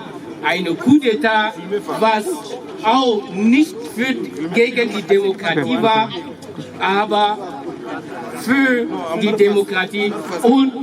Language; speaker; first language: German; non-native, fluent; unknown